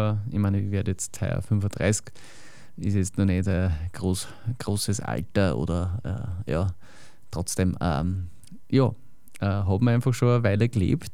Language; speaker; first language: German; native; German